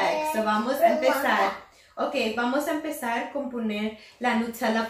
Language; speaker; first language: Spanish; early bilingual, heritage; English